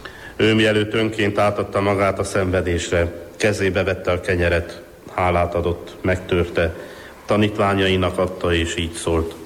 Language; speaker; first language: Hungarian; native; Hungarian